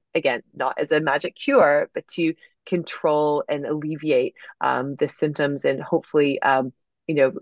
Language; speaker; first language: English; native; English